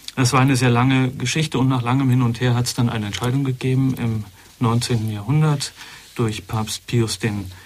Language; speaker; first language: German; native; German